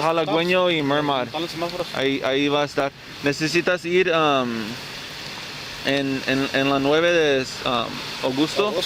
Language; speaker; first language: Spanish; early bilingual, heritage; English